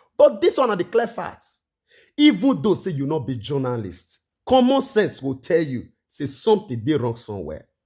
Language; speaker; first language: Nigerian Pidgin; native; Nigerian Pidgin